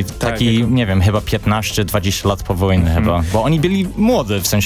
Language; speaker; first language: Polish; non-native, fluent; English